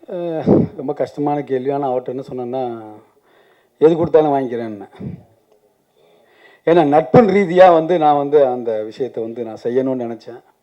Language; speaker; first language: Tamil; native; Tamil